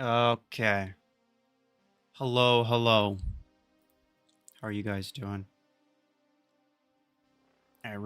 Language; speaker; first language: English; native; English